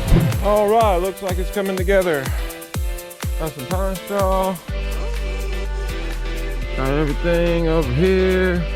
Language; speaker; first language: English; native; English